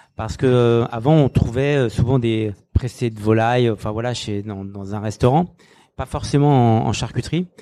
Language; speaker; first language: French; native; French